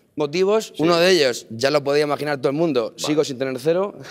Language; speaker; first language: Spanish; native; Spanish